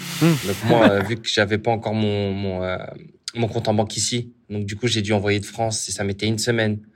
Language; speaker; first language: French; native; French